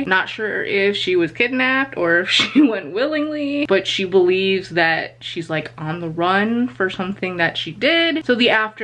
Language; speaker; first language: English; native; English